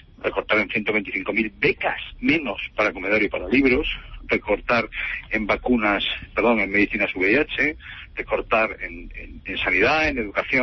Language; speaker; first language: Spanish; native; Spanish